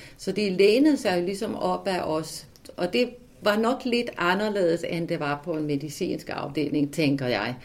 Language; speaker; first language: Danish; native; Danish